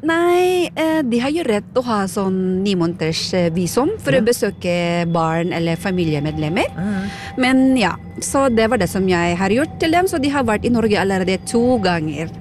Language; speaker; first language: Norwegian; non-native, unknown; Filipino